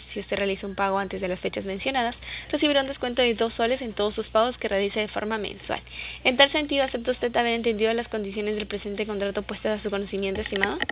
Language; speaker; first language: Spanish; native; Spanish